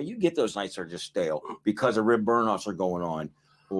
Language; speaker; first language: English; native; English